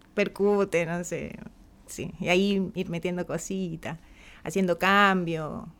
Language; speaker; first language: Spanish; native; Spanish